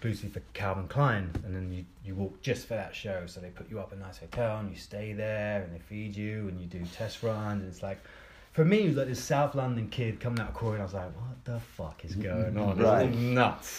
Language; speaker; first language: English; native; English